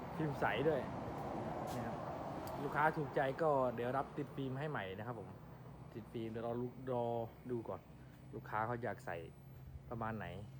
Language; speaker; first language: Thai; non-native, local second language; Khmer